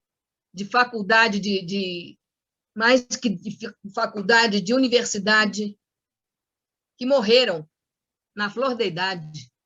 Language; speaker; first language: Portuguese; non-native, fluent; Spanish